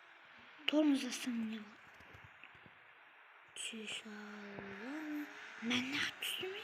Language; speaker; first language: Turkish; non-native, learner; Kazakh